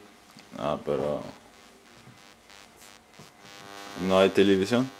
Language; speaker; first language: Spanish; early bilingual, heritage; Spanish